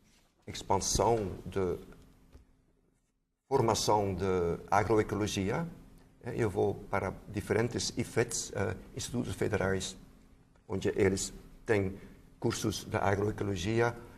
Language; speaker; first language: Portuguese; non-native, fluent; Dutch